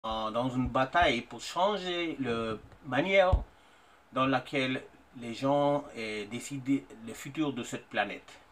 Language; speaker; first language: French; non-native, fluent; English